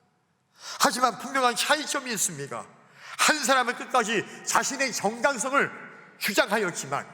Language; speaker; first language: Korean; native; Korean